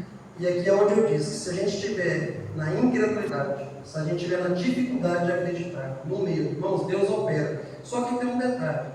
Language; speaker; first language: Portuguese; native; Portuguese